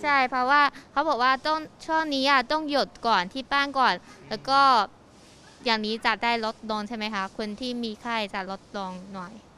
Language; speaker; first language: Thai; non-native, learner; Chinese